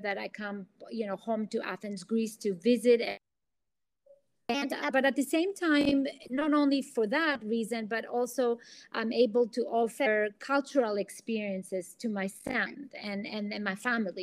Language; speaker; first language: English; non-native, fluent; Greek